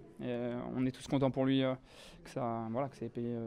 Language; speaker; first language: French; native; French